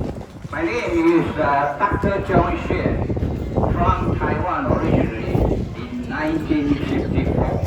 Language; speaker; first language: English; non-native, fluent; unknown